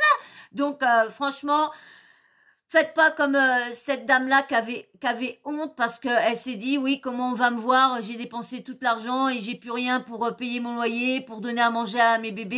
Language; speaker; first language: French; native; French